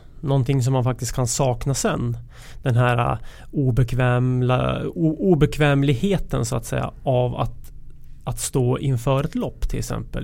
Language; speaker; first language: Swedish; native; Swedish